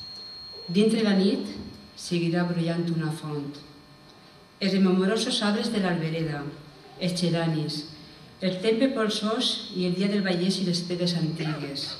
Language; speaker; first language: Catalan; native; Catalan